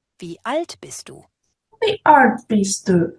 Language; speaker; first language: German; non-native, fluent; Ukrainian